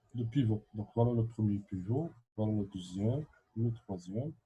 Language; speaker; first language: French; non-native, local second language; Arabic